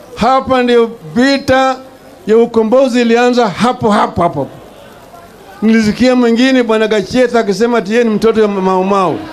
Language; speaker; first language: Swahili; non-native, local second language; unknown